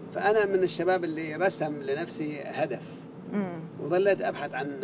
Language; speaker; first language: Arabic; native; Arabic